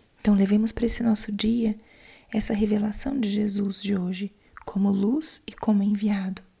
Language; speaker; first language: Portuguese; native; Portuguese